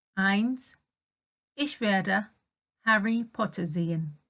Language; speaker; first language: German; non-native, fluent; English